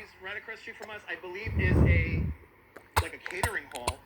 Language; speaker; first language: English; native; English